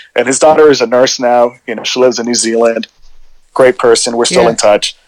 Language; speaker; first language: English; early bilingual, other home language; Spanish